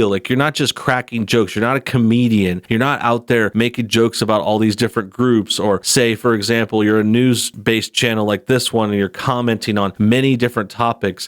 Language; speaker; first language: English; native; English